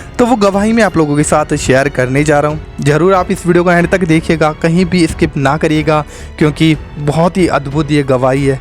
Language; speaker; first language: Hindi; native; Hindi